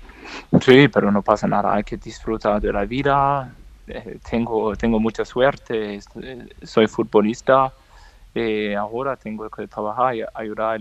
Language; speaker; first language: Spanish; non-native, learner; Danish